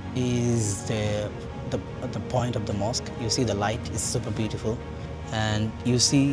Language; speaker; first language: English; non-native, local second language; Bangla